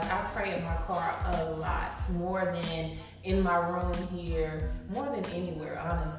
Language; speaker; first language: English; native; English